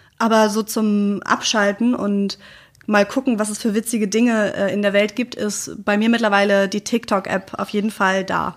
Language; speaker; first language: German; native; German